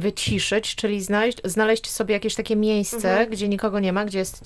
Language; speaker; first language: Polish; native; Polish